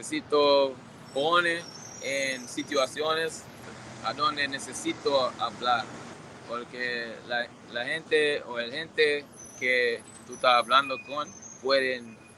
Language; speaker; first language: Spanish; non-native, learner; English